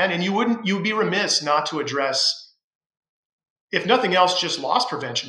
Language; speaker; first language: English; native; English